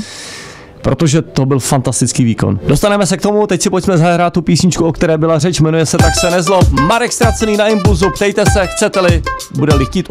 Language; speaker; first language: Czech; native; Czech